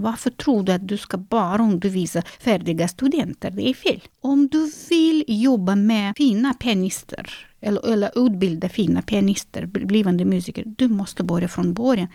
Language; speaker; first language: Swedish; non-native, fluent; Russian